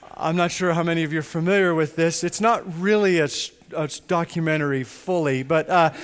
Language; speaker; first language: English; native; English